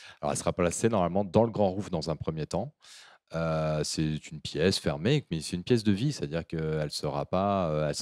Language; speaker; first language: French; native; French